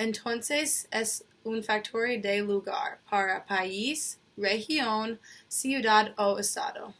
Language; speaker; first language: Spanish; non-native, learner; English